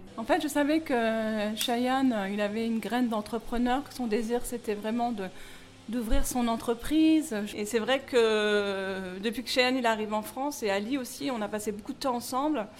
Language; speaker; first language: French; native; French